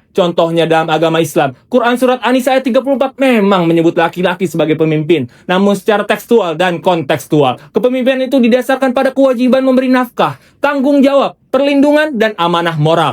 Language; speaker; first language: Indonesian; native; Indonesian